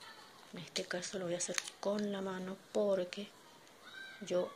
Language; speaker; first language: Spanish; native; Spanish